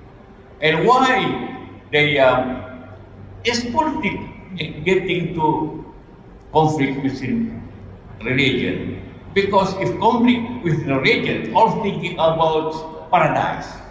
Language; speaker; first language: English; non-native, learner; Indonesian